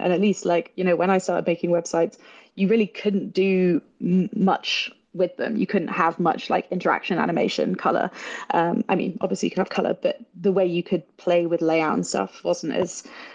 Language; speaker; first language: English; native; English